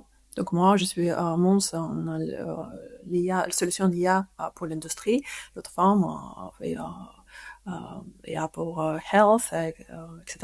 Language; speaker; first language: French; non-native, fluent; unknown